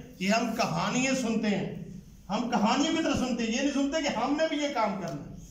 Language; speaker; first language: Urdu; non-native, local second language; Punjabi